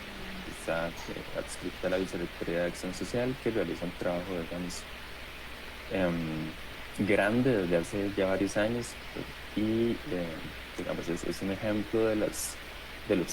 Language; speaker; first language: Spanish; native; Spanish